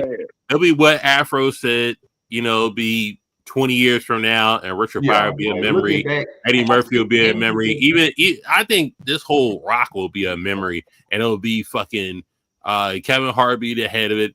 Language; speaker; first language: English; native; English